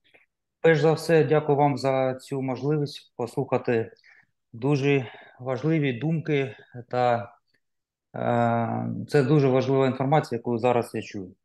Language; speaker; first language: Ukrainian; non-native, local second language; Russian